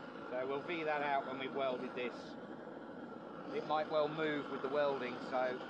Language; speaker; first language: English; native; English